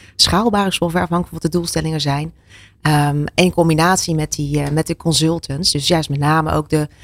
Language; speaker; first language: Dutch; native; Dutch